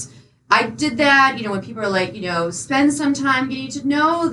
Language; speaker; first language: English; native; English